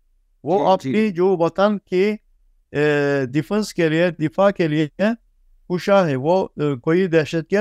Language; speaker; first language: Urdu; non-native, fluent; Turkish